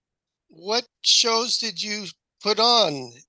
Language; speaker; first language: English; native; English